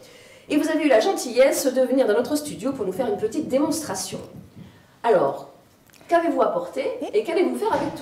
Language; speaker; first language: French; native; French